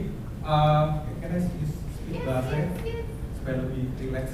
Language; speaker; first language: Indonesian; native; Indonesian